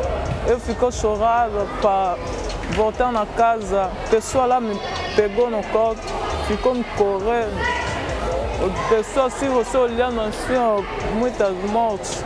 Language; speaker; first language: Portuguese; non-native, learner; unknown